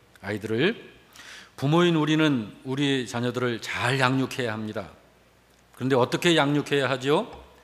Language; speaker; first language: Korean; native; Korean